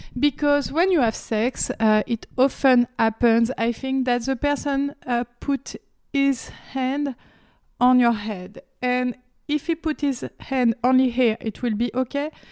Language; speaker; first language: English; non-native, learner; French